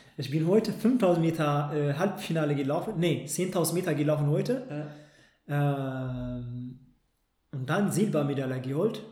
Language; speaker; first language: German; non-native, fluent; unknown